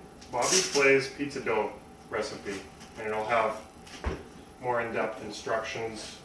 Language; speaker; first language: English; native; English